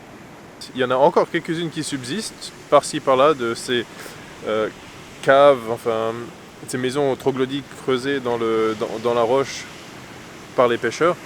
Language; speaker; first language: French; native; French